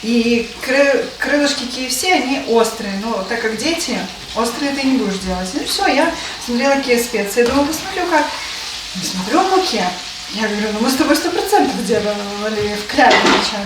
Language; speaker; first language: Russian; native; Russian